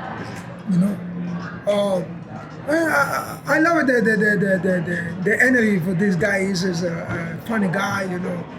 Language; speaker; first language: English; non-native, learner; Spanish